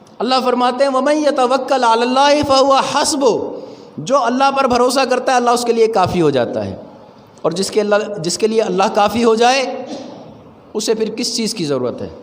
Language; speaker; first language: Urdu; non-native, local second language; Sindhi